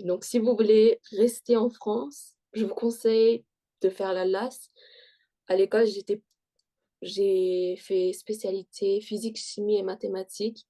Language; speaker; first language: French; early bilingual, heritage; French